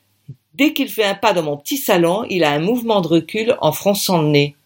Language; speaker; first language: French; native; French